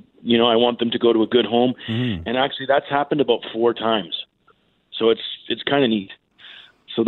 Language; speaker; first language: English; native; English